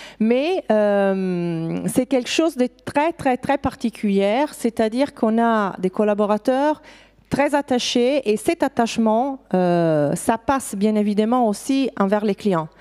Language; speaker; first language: French; non-native, fluent; Italian